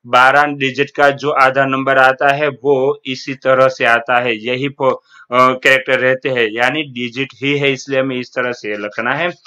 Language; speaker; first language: Hindi; non-native, local second language; Gujarati